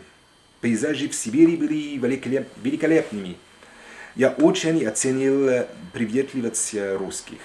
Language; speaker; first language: Russian; non-native, fluent; French